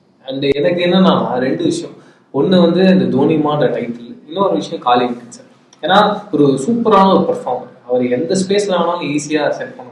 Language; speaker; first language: Tamil; native; Tamil